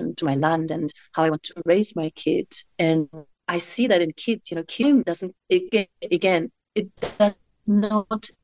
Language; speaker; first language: English; non-native, fluent; Mongolian